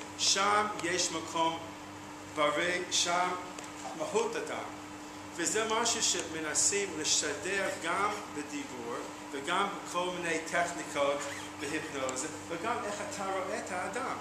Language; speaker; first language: Hebrew; non-native, fluent; English